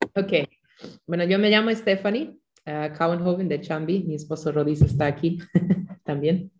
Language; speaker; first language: Spanish; early bilingual, other home language; Low German